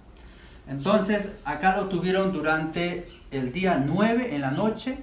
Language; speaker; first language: Spanish; native; Spanish